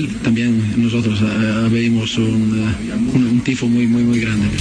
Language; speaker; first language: Spanish; non-native, fluent; Italian